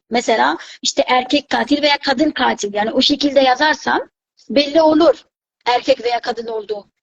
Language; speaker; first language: Turkish; non-native, fluent; Arabic